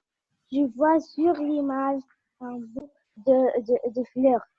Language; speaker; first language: French; non-native, learner; Arabic